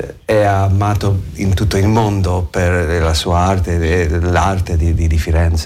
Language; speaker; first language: Italian; non-native, learner; English